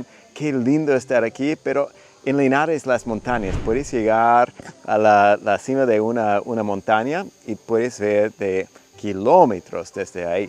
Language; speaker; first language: Spanish; non-native, fluent; English